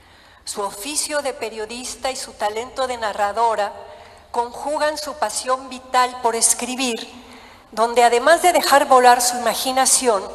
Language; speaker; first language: Spanish; native; Spanish